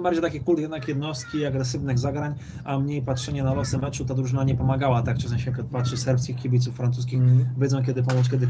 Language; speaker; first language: Polish; native; Polish